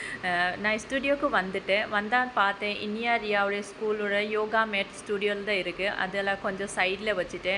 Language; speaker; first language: Tamil; non-native, local second language; Assamese